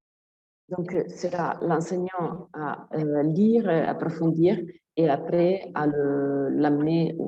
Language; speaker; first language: French; non-native, fluent; Italian